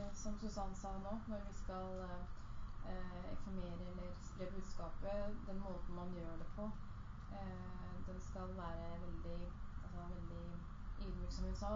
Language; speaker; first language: Norwegian; early bilingual, other home language; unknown